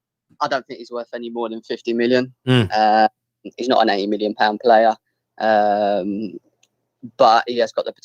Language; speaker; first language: English; native; English